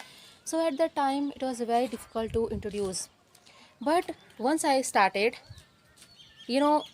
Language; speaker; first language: English; non-native, learner; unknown